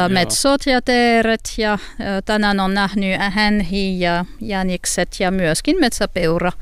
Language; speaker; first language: Finnish; non-native, learner; French